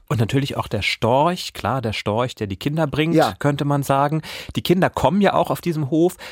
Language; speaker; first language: German; native; German